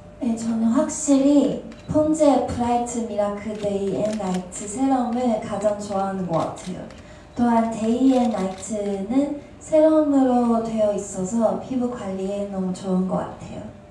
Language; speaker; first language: Korean; non-native, fluent; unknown